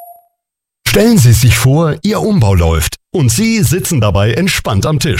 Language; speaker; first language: German; native; German